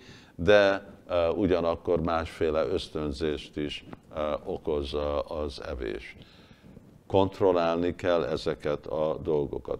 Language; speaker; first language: Hungarian; early bilingual, heritage; Hungarian